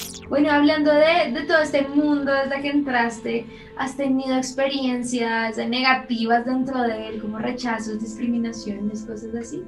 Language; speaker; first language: Spanish; native; Spanish